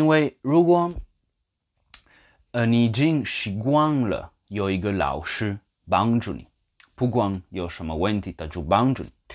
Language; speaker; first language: Chinese; non-native, fluent; English